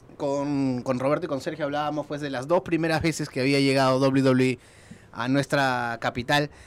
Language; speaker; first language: Spanish; native; Spanish